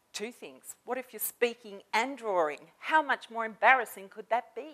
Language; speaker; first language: English; native; English